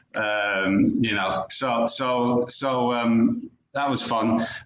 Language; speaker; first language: English; native; English